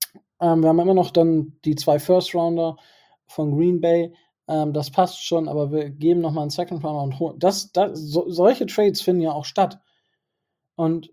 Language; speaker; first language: German; native; German